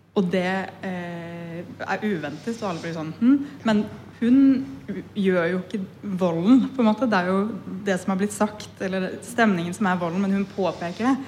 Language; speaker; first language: Norwegian; early bilingual, other home language; Punjabi